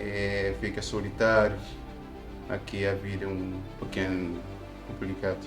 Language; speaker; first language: Portuguese; non-native, local second language; Kabuverdianu